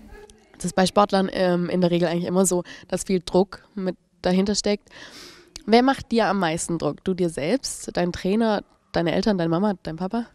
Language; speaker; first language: German; native; German